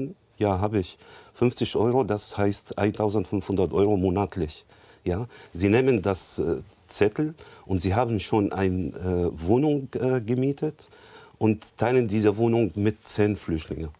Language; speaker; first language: German; non-native, learner; Arabic